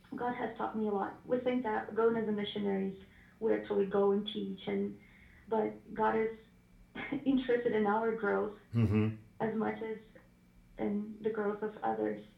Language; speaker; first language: English; non-native, fluent; Ukrainian